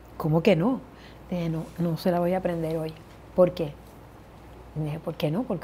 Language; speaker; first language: Spanish; early bilingual, heritage; Spanish